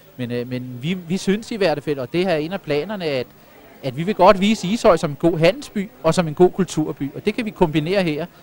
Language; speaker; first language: Danish; native; Danish